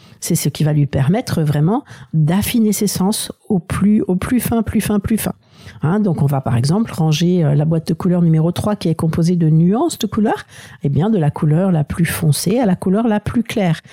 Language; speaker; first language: French; native; French